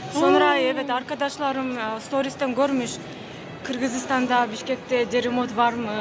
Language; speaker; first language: Turkish; non-native, fluent; Kyrgyz